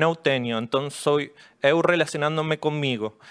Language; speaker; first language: Portuguese; non-native, learner; Spanish